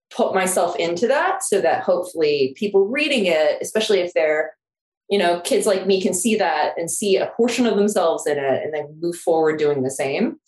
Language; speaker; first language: English; non-native, fluent; Korean